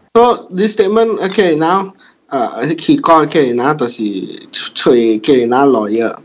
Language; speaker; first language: English; non-native, local second language; Min Nan Chinese